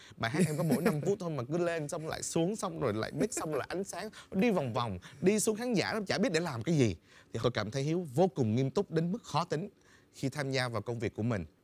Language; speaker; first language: Vietnamese; native; Vietnamese